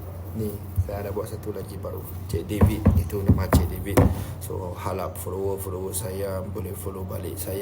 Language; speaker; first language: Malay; non-native, local second language; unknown